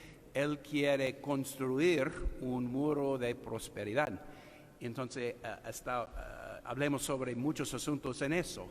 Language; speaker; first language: Spanish; non-native, fluent; English